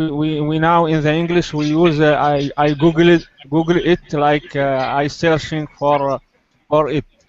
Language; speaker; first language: English; non-native, learner; Arabic